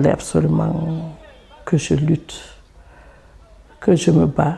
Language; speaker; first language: French; non-native, local second language; Fula